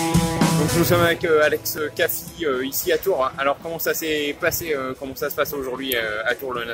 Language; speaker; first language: French; native; French